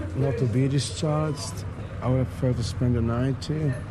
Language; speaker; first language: English; non-native, learner; Italian